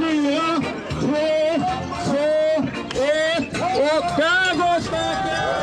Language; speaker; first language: Swedish; native; Swedish